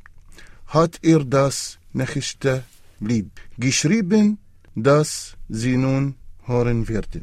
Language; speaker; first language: German; non-native, fluent; Arabic